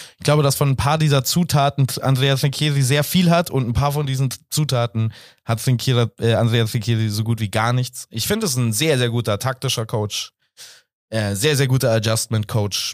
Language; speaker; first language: German; native; German